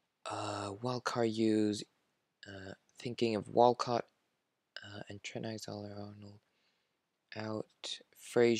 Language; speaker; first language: English; non-native, fluent; French